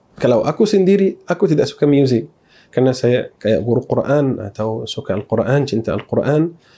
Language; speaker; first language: Malay; non-native, fluent; Arabic